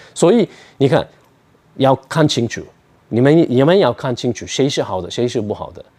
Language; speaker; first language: Chinese; non-native, fluent; Turkish